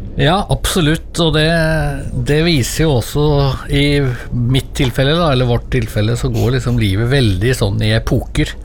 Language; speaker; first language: Norwegian; native; Norwegian